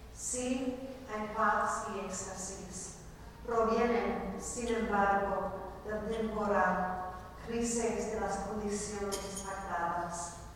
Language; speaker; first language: Spanish; non-native, fluent; English